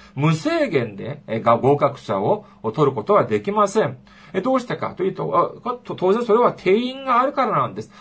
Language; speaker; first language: Japanese; non-native, fluent; Korean